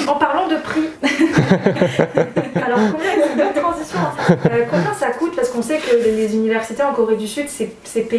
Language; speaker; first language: French; native; French